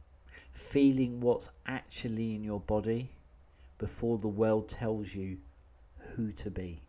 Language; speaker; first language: English; native; English